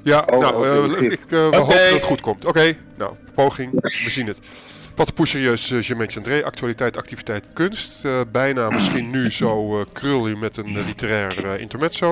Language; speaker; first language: Dutch; native; Dutch